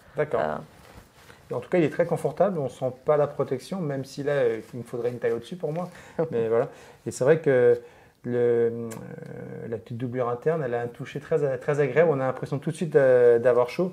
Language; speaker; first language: French; native; French